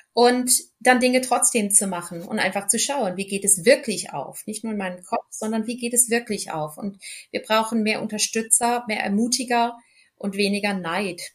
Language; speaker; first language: German; non-native, fluent; English